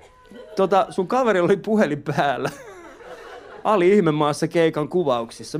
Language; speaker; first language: Finnish; early bilingual, other home language; Persian